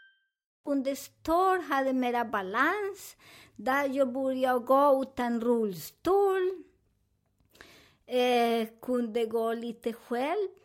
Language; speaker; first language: Swedish; non-native, learner; Spanish